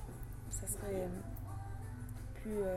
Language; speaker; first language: French; non-native, learner; English